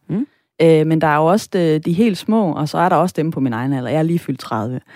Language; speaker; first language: Danish; native; Danish